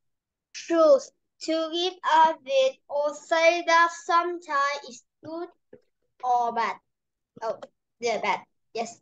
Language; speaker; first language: English; non-native, learner; Vietnamese